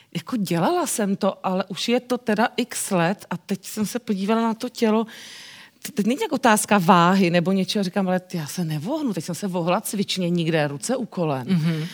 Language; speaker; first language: Czech; native; Czech